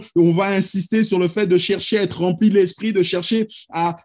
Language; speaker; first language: French; native; French